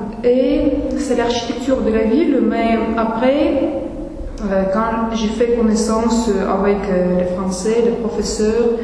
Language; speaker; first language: French; non-native, fluent; Russian